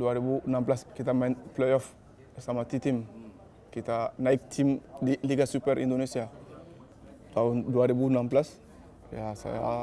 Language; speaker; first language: Indonesian; non-native, learner; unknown